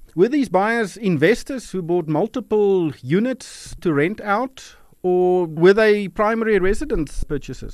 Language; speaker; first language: English; non-native, local second language; Afrikaans